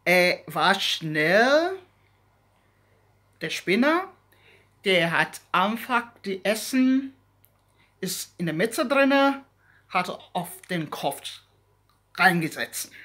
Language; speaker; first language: German; non-native, learner; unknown